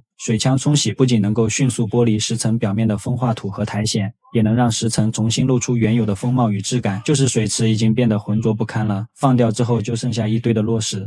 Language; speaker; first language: Chinese; native; Chinese